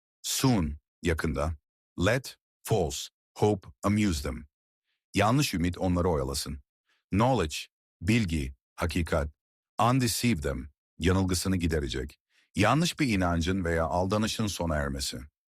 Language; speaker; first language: Turkish; native; Turkish